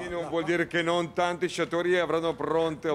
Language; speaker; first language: Italian; native; Italian